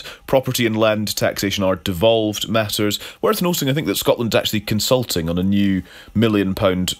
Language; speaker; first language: English; native; English